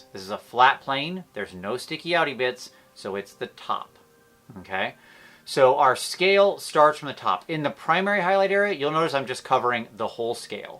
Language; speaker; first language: English; native; English